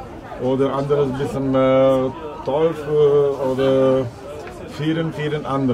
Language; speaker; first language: German; non-native, learner; Italian